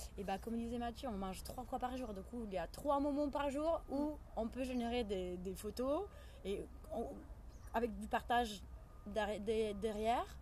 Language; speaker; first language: French; non-native, fluent; Italian